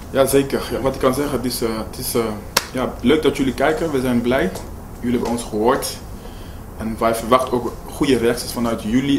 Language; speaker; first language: Dutch; non-native, fluent; Lingala